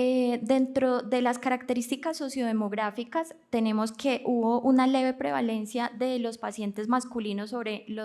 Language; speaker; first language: Spanish; native; Spanish